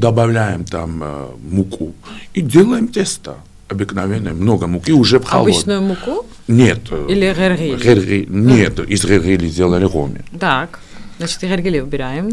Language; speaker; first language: Russian; non-native, fluent; Georgian